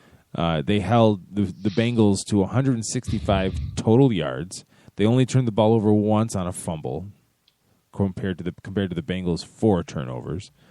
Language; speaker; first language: English; native; English